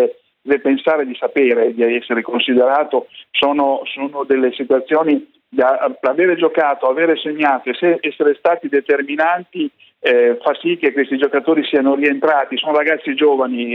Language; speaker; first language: Italian; native; Italian